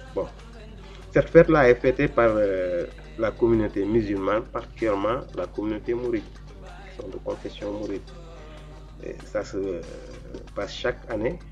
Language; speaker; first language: French; non-native, local second language; Wolof